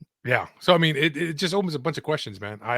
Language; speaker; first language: English; native; English